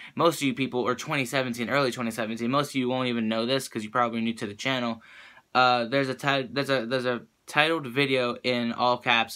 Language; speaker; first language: English; native; English